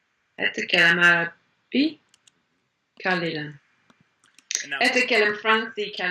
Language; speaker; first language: Arabic; non-native, learner; English